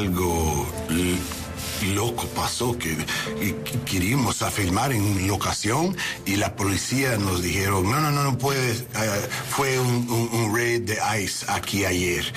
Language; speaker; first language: Spanish; non-native, learner; English